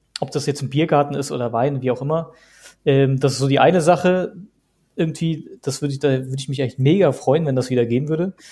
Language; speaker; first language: German; native; German